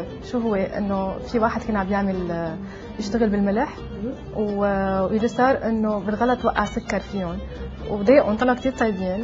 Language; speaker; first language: Arabic; native; Arabic